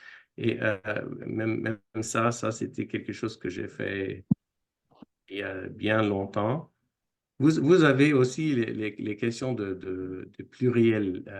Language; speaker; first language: French; non-native, fluent; English